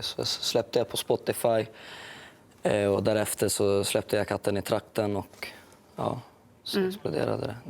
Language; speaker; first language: Swedish; early bilingual, other home language; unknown